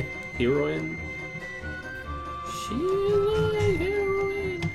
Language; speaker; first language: French; native; French